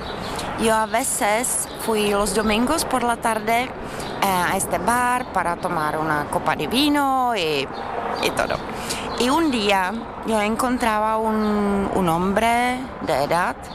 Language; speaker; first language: Spanish; non-native, learner; Czech